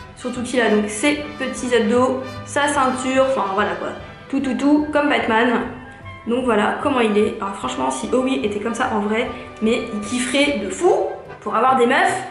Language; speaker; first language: French; early bilingual, other home language; Portuguese